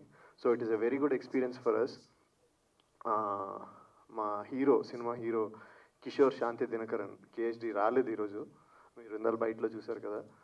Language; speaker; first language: Telugu; native; Telugu